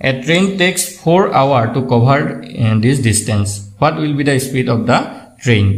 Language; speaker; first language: English; non-native, local second language; Assamese